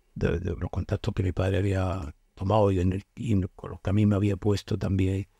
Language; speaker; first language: Spanish; native; Spanish